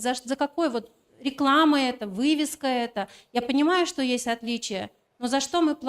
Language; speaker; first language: Russian; native; Russian